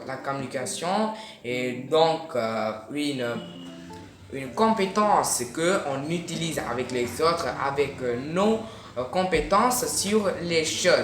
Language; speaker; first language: French; non-native, learner; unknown